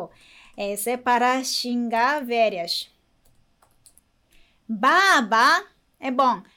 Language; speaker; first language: Portuguese; non-native, fluent; Japanese